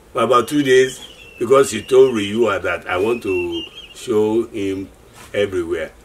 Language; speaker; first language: English; non-native, local second language; Yoruba